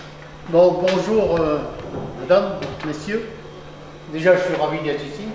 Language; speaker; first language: French; native; French